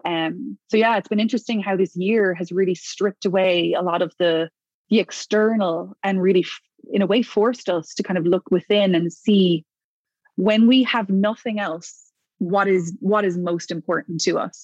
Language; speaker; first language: English; native; English